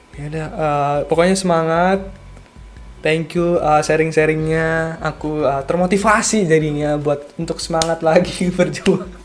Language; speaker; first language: Indonesian; native; Indonesian